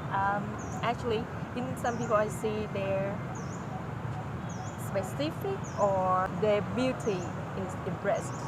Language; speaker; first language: English; non-native, fluent; Vietnamese